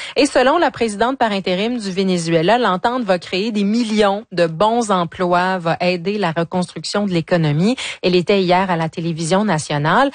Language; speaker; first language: French; native; French